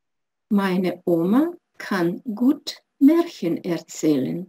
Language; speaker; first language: German; non-native, fluent; Russian